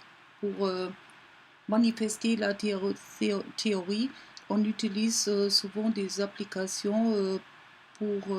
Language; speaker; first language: French; non-native, fluent; German